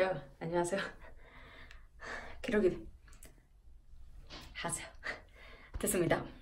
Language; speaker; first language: Korean; early bilingual, heritage; Spanish